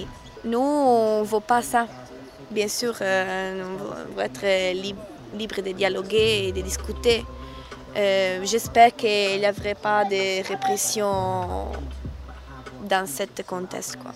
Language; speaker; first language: French; non-native, learner; Italian